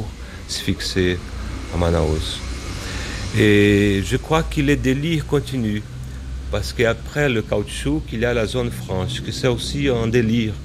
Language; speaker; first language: French; non-native, fluent; Portuguese